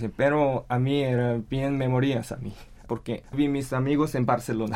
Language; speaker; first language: Spanish; non-native, learner; Korean